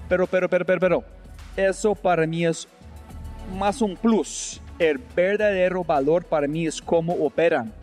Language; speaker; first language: Spanish; non-native, fluent; English